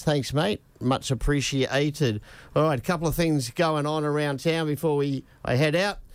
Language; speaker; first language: English; native; English